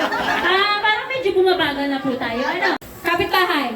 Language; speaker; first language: Filipino; native; Filipino